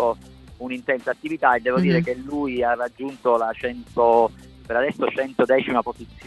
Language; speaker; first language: Italian; native; Italian